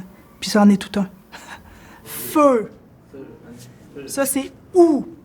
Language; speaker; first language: French; native; French